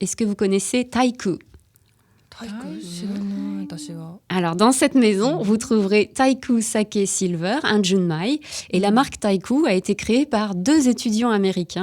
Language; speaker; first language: French; native; French